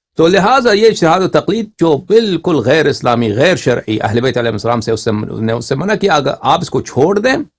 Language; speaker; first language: Urdu; native; Urdu